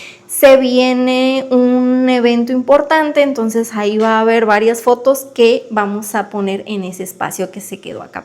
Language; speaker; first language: Spanish; native; Spanish